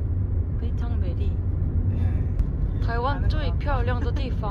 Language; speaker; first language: Chinese; non-native, learner; Korean